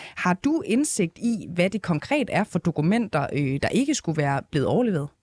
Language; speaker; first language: Danish; native; Danish